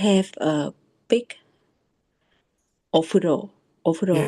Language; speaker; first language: English; non-native, learner; Japanese